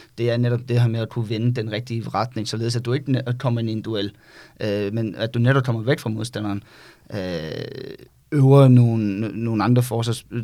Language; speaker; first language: Danish; native; Danish